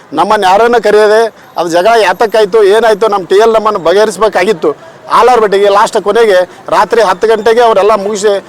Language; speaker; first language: Kannada; native; Kannada